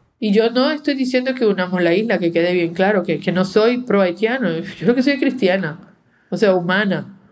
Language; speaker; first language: Spanish; native; Spanish